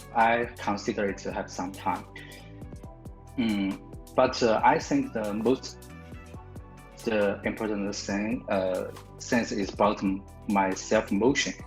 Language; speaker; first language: English; non-native, learner; Chinese